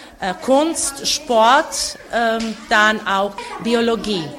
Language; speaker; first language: German; non-native, local second language; Serbian